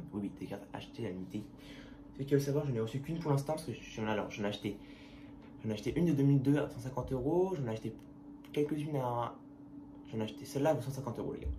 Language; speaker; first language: French; native; French